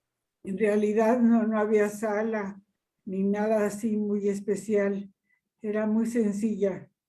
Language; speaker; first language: Spanish; early bilingual, other home language; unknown